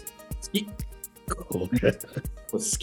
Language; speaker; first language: Japanese; native; Japanese